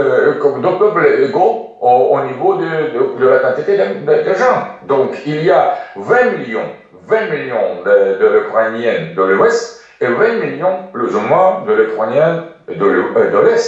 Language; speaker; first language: French; non-native, fluent; Russian